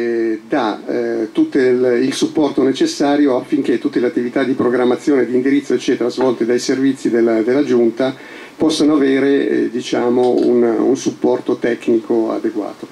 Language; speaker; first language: Italian; native; Italian